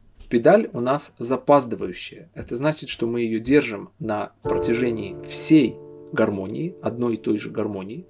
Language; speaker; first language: Russian; native; Russian